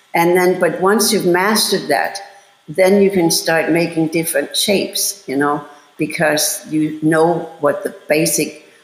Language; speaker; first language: English; non-native, fluent; German